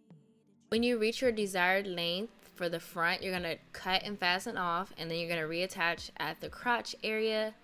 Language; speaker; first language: English; native; English